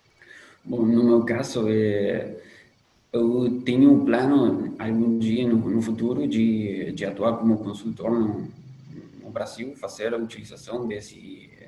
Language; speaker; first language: Portuguese; non-native, fluent; Spanish